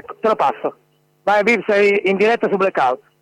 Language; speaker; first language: Italian; native; Italian